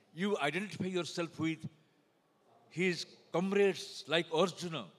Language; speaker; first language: English; non-native, local second language; Odia